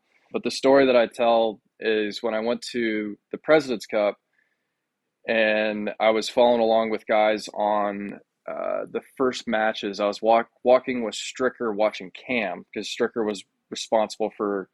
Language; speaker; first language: English; native; English